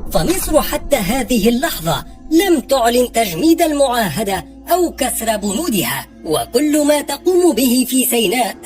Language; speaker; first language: Arabic; native; Arabic